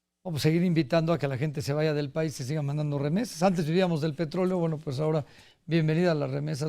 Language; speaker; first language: Spanish; native; Spanish